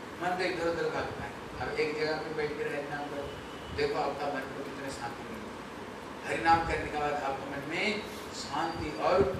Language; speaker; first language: Hindi; non-native, local second language; Bangla